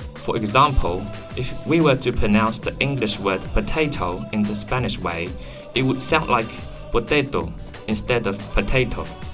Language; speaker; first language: English; non-native, fluent; Chinese